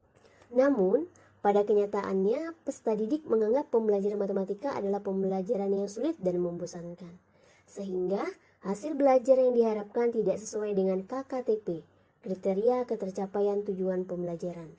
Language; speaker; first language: Indonesian; native; Indonesian